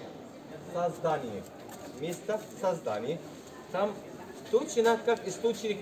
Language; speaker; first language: Russian; non-native, learner; Arabic